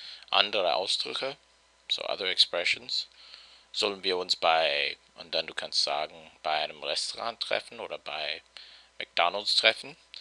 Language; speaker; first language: German; non-native, fluent; English